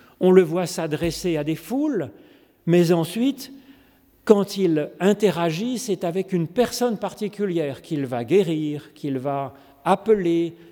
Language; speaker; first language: French; native; French